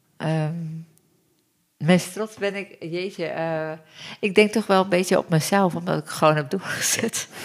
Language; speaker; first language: Dutch; early bilingual, other home language; Turkish